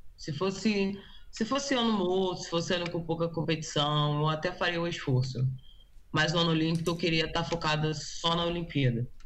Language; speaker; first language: Portuguese; native; Portuguese